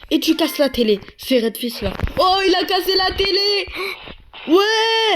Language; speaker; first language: French; native; French